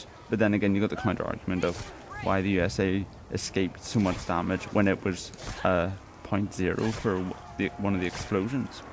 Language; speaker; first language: English; native; English